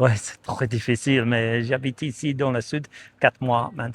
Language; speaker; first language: French; non-native, learner; English